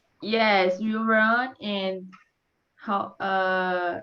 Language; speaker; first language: English; non-native, learner; Portuguese